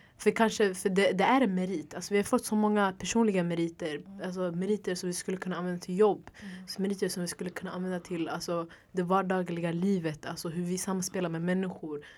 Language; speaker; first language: Swedish; early bilingual, other home language; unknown